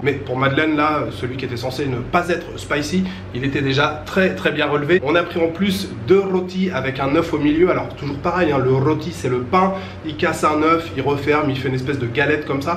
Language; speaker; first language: French; native; French